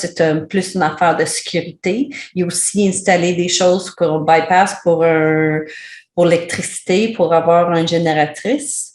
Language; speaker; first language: French; non-native, learner; English